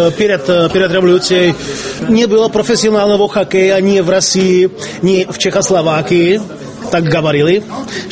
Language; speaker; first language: Russian; non-native, fluent; Czech